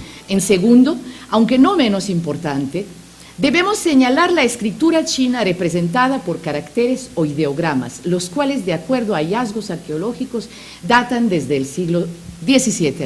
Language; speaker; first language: Spanish; non-native, fluent; Macedonian